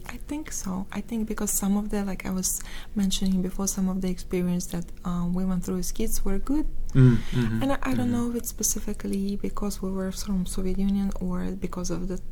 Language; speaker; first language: English; non-native, fluent; Russian